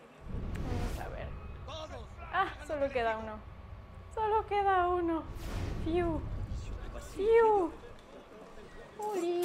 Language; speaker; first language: Spanish; native; Spanish